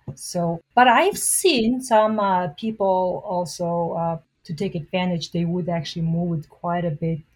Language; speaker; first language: English; non-native, fluent; Mongolian